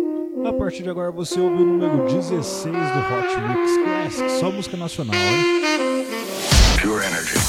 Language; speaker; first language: Portuguese; native; Portuguese